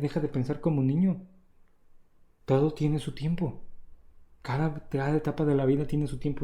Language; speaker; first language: Spanish; native; Spanish